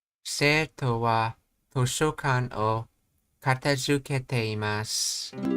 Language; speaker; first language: Japanese; non-native, learner; English